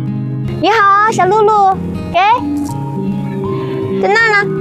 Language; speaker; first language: Chinese; native; Chinese